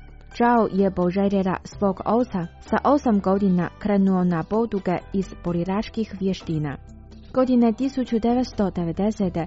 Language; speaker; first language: Croatian; non-native, fluent; Chinese